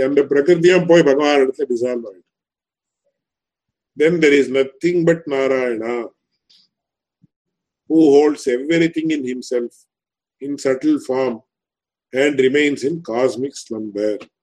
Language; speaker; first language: English; non-native, local second language; Tamil